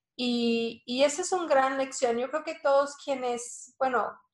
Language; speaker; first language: Spanish; non-native, fluent; English